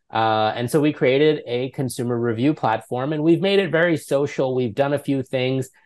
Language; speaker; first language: English; native; English